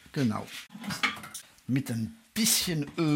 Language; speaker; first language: German; non-native, fluent; French